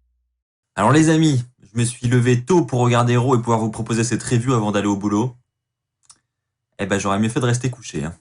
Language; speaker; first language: French; native; French